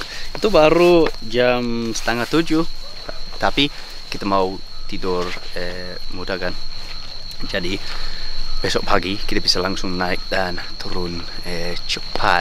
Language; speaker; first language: Indonesian; non-native, fluent; English